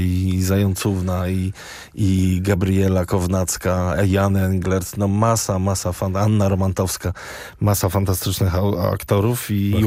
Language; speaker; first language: Polish; native; Polish